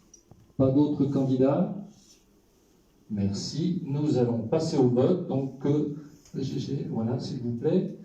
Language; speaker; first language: French; native; French